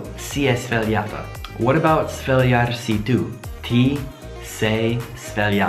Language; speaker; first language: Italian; non-native, fluent; English